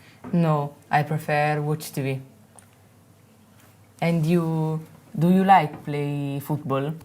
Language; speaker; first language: English; non-native, learner; Italian